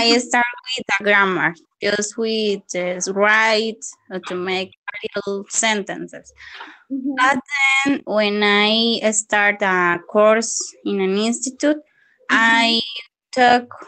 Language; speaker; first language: English; non-native, learner; Spanish